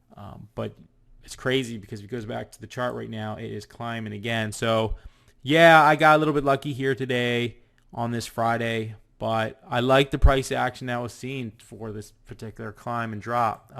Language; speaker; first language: English; native; English